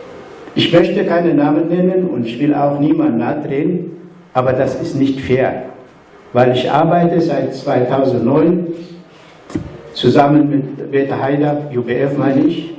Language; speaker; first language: German; non-native, fluent; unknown